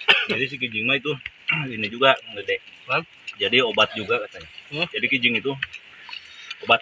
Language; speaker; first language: Indonesian; non-native, local second language; Sundanese